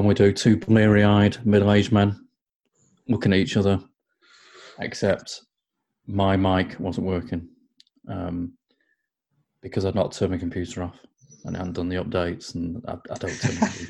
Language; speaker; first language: English; native; English